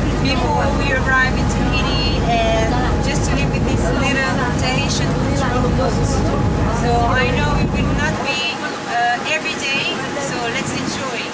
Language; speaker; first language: English; non-native, learner; French